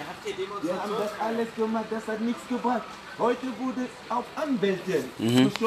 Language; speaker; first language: German; non-native, fluent; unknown